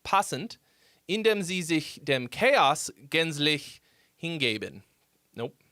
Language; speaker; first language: German; non-native, learner; English